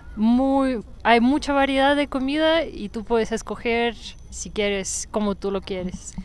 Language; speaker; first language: Spanish; non-native, fluent; Russian